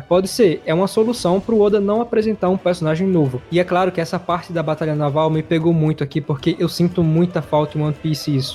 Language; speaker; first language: Portuguese; native; Portuguese